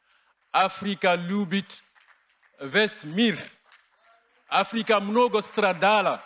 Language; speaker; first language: Russian; non-native, fluent; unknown